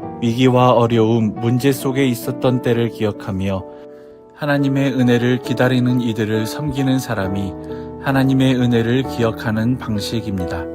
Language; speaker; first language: Korean; native; Korean